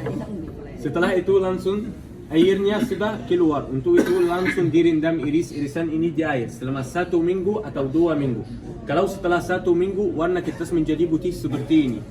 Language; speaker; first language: Indonesian; non-native, fluent; Arabic